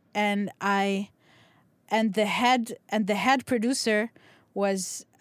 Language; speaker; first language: English; non-native, local second language; Hebrew